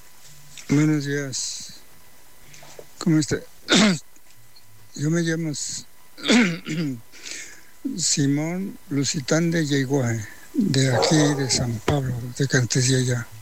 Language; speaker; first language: Spanish; non-native, local second language; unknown